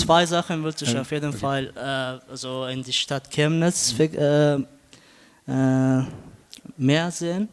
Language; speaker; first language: German; non-native, learner; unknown